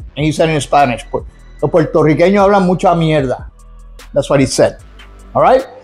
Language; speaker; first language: English; non-native, fluent; Spanish